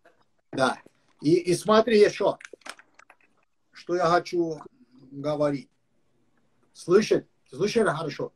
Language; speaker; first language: Russian; non-native, learner; English